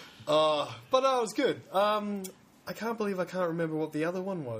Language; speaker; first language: English; native; English